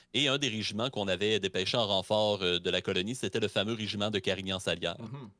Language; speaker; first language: French; native; French